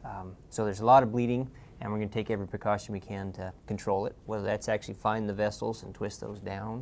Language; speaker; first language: English; native; English